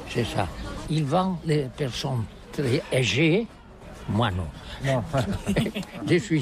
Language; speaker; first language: French; non-native, learner; Catalan